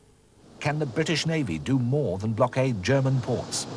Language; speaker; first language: English; native; English